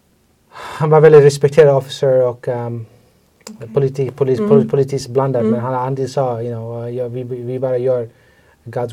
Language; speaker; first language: Swedish; non-native, fluent; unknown